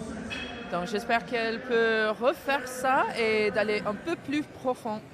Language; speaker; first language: French; non-native, learner; English